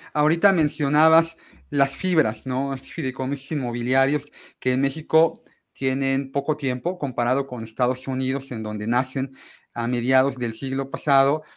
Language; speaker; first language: Spanish; native; Spanish